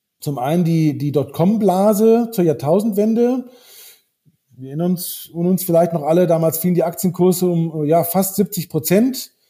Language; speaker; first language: German; early bilingual, heritage; German